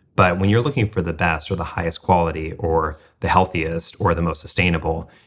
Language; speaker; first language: English; native; English